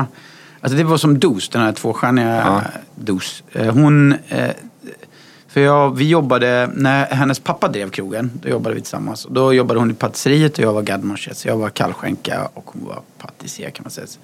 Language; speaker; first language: Swedish; native; Swedish